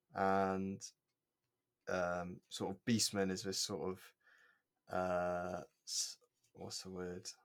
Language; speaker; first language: English; native; English